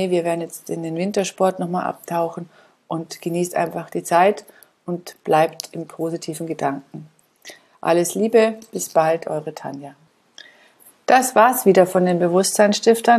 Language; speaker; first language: German; native; German